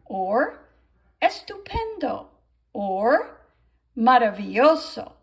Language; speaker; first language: Spanish; non-native, fluent; English